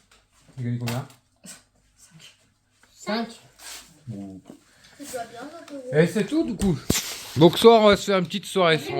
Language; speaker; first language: French; native; French